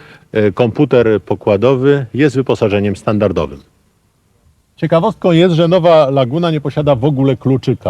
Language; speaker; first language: Polish; native; Polish